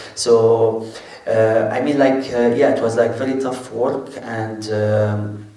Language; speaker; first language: English; non-native, fluent; Arabic